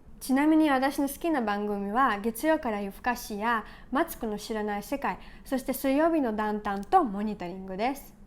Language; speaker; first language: Japanese; non-native, fluent; Ukrainian